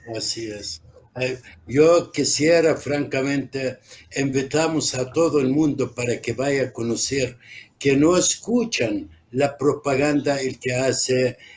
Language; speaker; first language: Spanish; non-native, fluent; Arabic